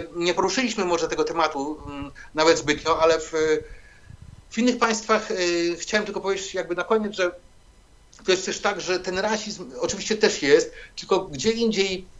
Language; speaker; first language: Polish; native; Polish